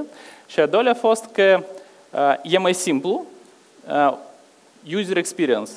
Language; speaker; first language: Romanian; non-native, local second language; Russian